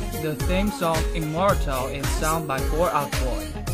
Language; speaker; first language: English; non-native, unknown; Chinese